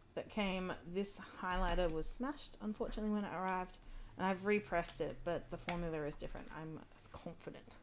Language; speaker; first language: English; native; English